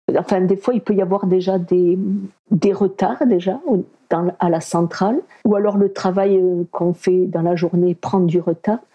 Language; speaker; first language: French; early bilingual, other home language; Spanish